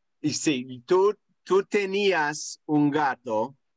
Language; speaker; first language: Spanish; non-native, fluent; English